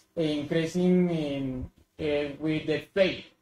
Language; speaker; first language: English; non-native, learner; Spanish